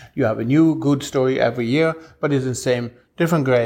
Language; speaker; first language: English; non-native, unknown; Norwegian